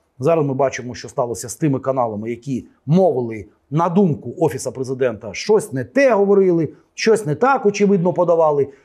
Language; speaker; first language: Ukrainian; native; Ukrainian